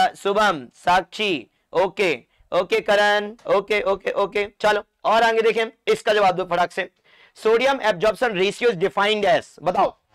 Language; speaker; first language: Hindi; non-native, local second language; Marathi